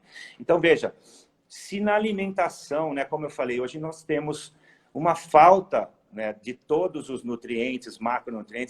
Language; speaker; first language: Portuguese; native; Portuguese